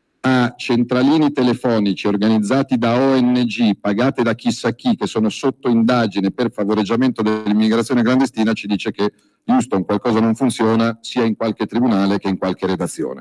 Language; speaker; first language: Italian; native; Italian